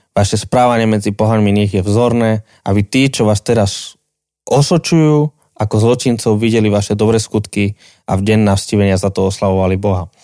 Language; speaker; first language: Slovak; non-native, fluent; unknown